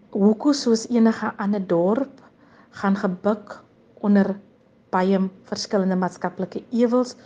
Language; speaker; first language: Afrikaans; native; Afrikaans